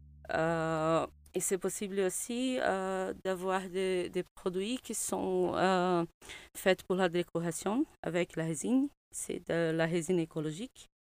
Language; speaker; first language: French; non-native, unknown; Portuguese